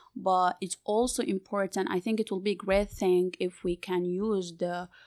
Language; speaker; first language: English; non-native, fluent; Arabic